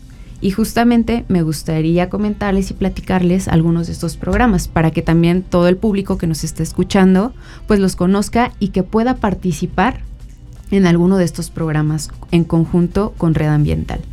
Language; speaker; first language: Spanish; native; Spanish